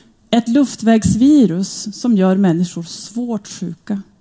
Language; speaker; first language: Swedish; native; Swedish